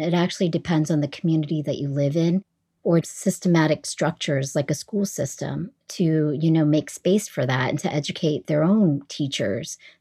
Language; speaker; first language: English; early bilingual, other home language; Vietnamese